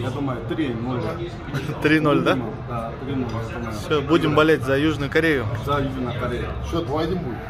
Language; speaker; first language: Russian; non-native, learner; Korean